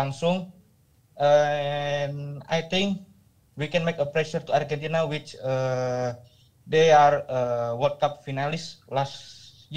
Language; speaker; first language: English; non-native, learner; Indonesian